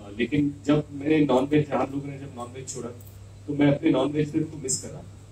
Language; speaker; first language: Hindi; non-native, local second language; Marathi